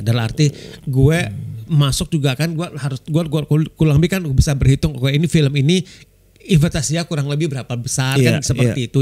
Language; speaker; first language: Indonesian; native; Indonesian